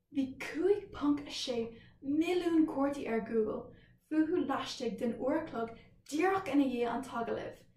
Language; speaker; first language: Irish; non-native, local second language; English